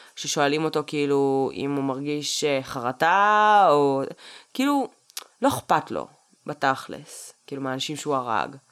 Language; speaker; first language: Hebrew; early bilingual, other home language; Russian